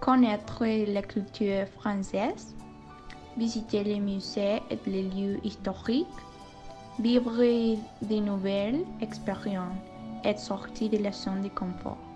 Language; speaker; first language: French; non-native, learner; Spanish